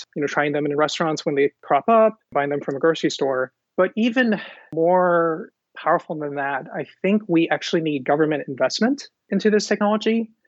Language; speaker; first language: English; early bilingual, other home language; Hindi